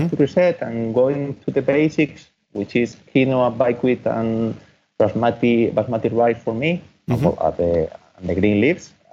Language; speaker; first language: English; non-native, fluent; Spanish